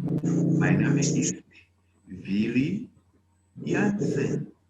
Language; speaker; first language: German; non-native, learner; Bemba